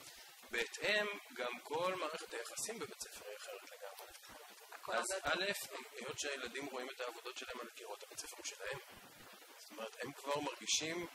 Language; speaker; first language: Hebrew; native; Hebrew